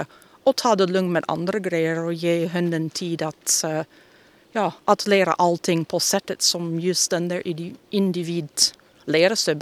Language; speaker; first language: Swedish; non-native, fluent; English